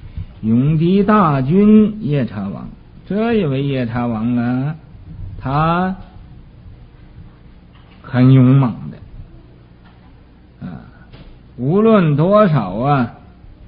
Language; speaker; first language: Chinese; native; Chinese